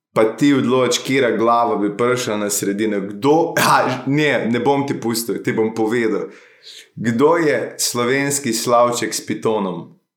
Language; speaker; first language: Slovenian; native; Slovenian